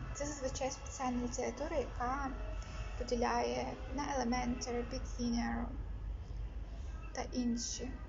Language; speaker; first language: Ukrainian; non-native, local second language; Russian